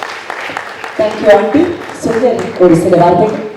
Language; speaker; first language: Tamil; native; Tamil